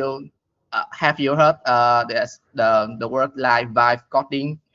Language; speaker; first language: English; non-native, learner; Vietnamese